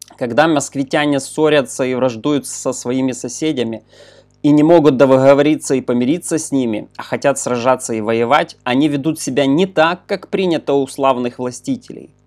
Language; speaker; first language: Russian; non-native, local second language; Ukrainian